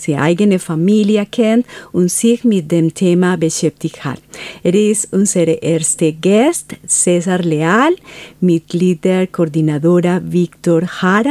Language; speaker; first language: German; non-native, fluent; Spanish